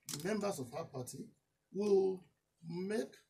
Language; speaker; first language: English; non-native, local second language; Yoruba